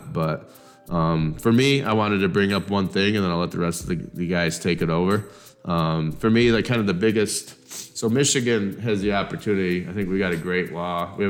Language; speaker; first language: English; native; English